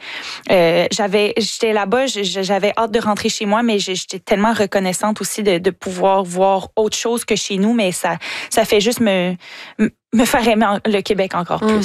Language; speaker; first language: French; native; French